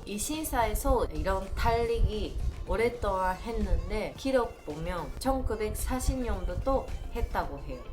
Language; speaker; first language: Korean; non-native, learner; Japanese